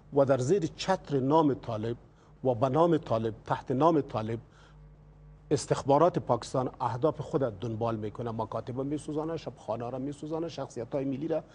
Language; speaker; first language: Persian; native; Persian